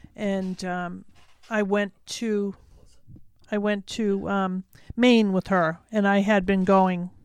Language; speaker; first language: English; native; English